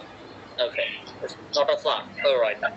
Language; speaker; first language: English; non-native, fluent; Bangla